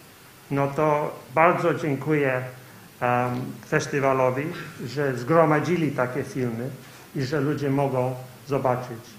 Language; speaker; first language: Polish; early bilingual, heritage; Polish